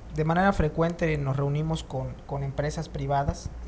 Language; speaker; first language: Spanish; native; Spanish